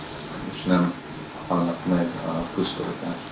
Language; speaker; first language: Hungarian; early bilingual, heritage; Hungarian